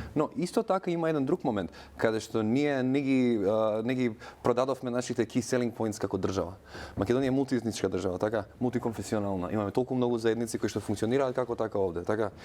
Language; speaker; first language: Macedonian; non-native, local second language; Albanian